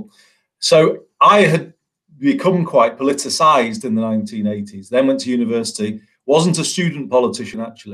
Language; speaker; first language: English; native; English